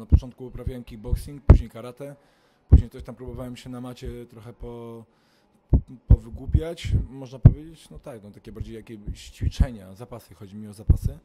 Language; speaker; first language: Polish; native; Polish